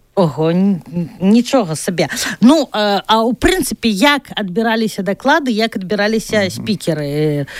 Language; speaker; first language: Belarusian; non-native, local second language; Russian